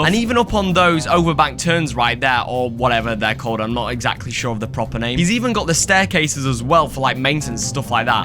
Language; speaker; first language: English; native; English